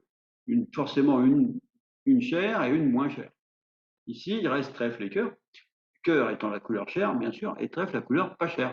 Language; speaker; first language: French; native; French